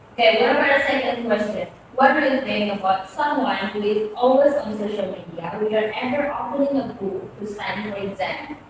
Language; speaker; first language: English; non-native, fluent; Indonesian